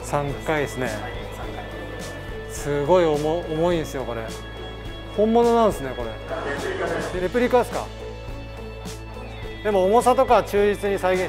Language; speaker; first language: Japanese; native; Japanese